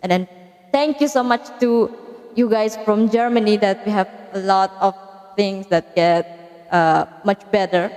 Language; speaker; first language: English; non-native, learner; Indonesian